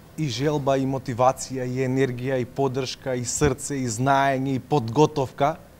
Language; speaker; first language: Macedonian; native; Macedonian